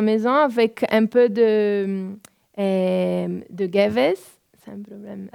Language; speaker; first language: French; non-native, fluent; Portuguese